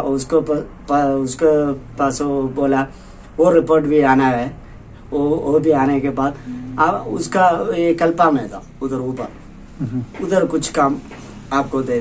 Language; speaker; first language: Hindi; non-native, local second language; Malayalam